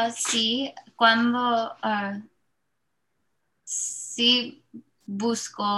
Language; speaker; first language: Spanish; non-native, learner; English